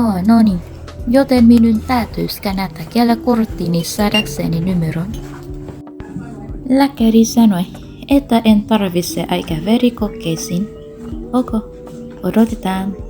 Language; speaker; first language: Finnish; non-native, learner; Vietnamese